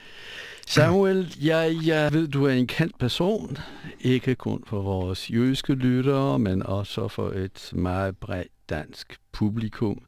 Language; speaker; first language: Danish; non-native, fluent; Polish